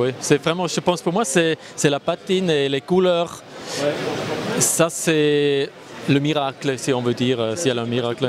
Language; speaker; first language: French; non-native, local second language; German